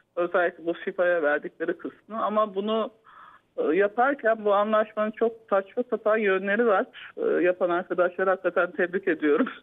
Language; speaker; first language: Turkish; native; Turkish